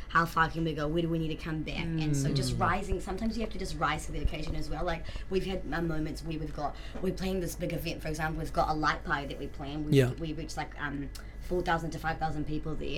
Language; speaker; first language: English; native; English